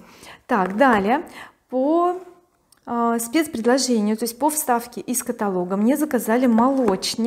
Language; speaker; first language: Russian; native; Russian